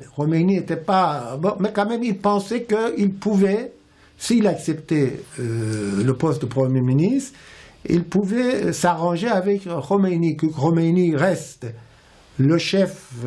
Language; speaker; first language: French; non-native, fluent; Persian